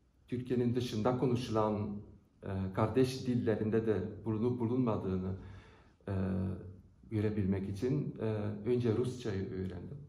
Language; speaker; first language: Turkish; non-native, fluent; Dutch